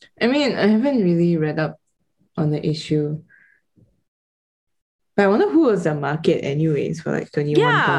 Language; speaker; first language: English; native; English